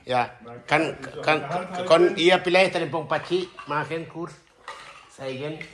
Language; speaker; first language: German; non-native, learner; Indonesian